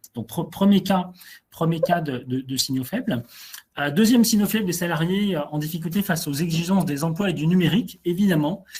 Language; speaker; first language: French; native; French